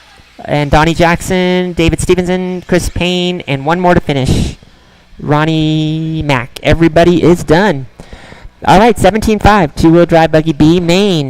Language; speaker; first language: English; native; English